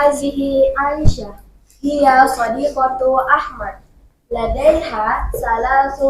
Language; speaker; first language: Arabic; non-native, learner; Indonesian